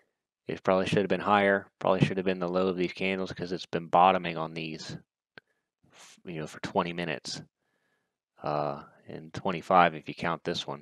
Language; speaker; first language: English; native; English